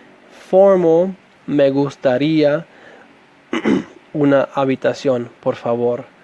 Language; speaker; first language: Spanish; non-native, fluent; English